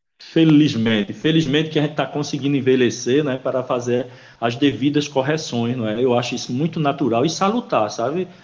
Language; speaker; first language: Portuguese; native; Portuguese